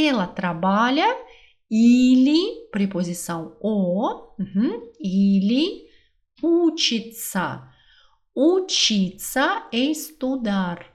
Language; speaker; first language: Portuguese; non-native, fluent; Russian